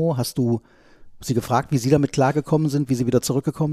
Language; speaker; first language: German; native; German